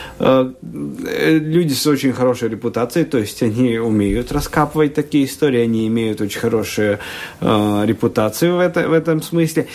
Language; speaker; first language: Russian; native; Russian